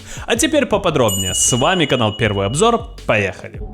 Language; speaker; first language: Russian; native; Russian